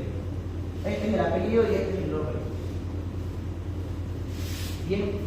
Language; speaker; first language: Spanish; native; Spanish